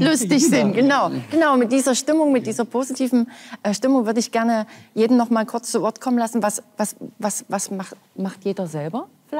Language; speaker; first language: German; native; German